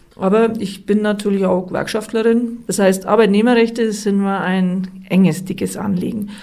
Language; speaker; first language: German; native; German